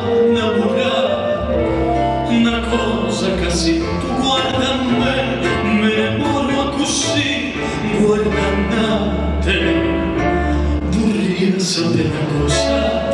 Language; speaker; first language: Italian; non-native, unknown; Spanish